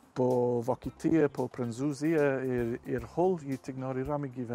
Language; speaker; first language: Lithuanian; non-native, learner; English